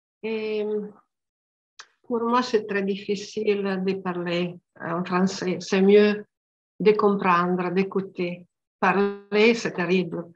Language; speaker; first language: French; non-native, learner; Italian